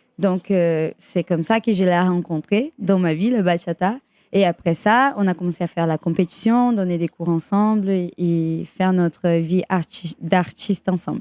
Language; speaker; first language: French; non-native, fluent; Portuguese